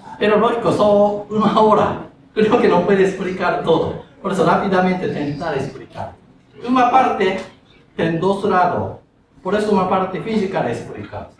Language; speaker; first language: Spanish; non-native, learner; Japanese